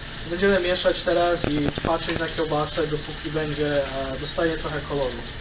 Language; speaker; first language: Polish; early bilingual, heritage; Polish